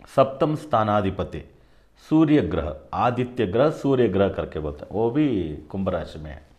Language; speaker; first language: Hindi; non-native, local second language; Kannada